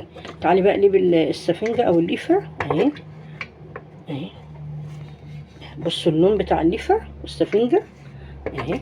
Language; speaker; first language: Arabic; native; Arabic